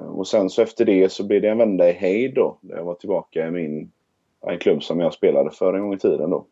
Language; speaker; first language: Swedish; native; Swedish